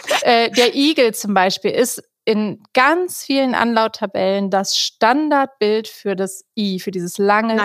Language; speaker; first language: German; native; German